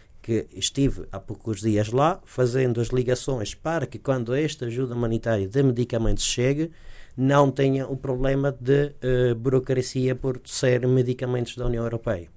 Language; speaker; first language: Portuguese; early bilingual, heritage; Portuguese